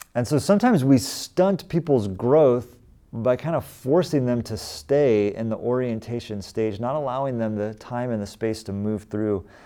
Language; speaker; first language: English; native; English